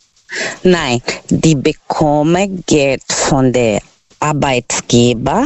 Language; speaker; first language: German; non-native, fluent; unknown